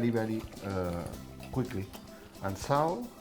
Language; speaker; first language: English; non-native, learner; Catalan